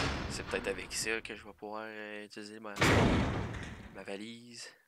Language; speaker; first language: French; native; French